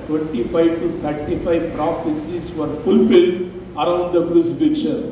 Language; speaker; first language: English; non-native, local second language; Telugu